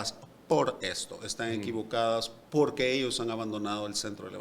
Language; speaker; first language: Spanish; native; Spanish